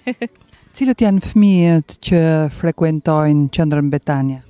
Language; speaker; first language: Albanian; native; Albanian